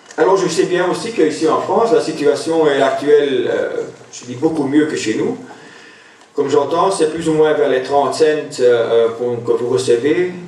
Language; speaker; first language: French; non-native, local second language; German